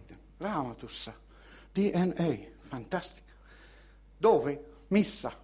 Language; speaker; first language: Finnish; non-native, learner; Italian